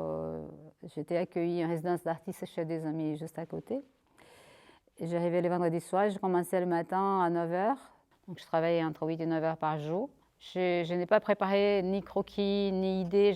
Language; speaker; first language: French; non-native, fluent; Portuguese